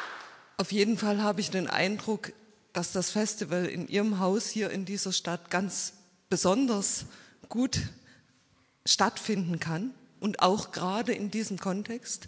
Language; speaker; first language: German; native; German